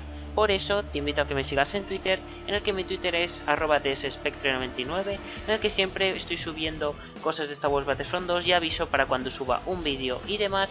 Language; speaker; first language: Spanish; native; Spanish